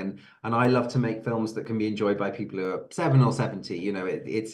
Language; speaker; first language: English; native; English